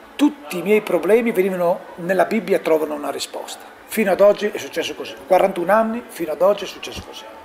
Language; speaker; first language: Italian; non-native, local second language; Friulian